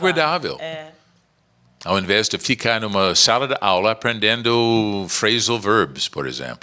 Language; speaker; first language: Portuguese; non-native, learner; English